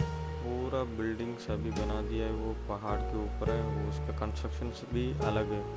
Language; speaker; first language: Hindi; non-native, local second language; Malayalam